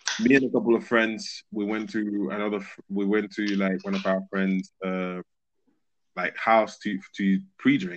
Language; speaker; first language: English; non-native, fluent; Spanish